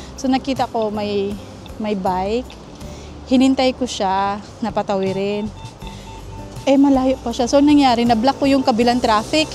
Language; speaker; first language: Filipino; native; Filipino